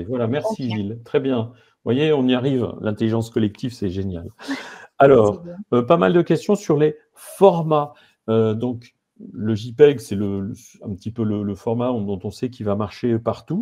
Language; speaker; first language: French; native; French